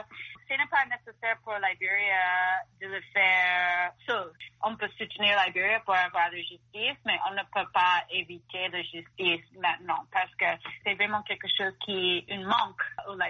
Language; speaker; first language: French; non-native, fluent; English